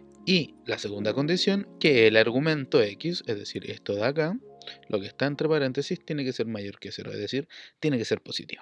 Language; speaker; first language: Spanish; native; Spanish